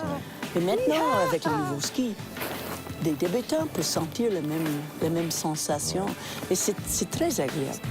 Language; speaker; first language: French; non-native, local second language; English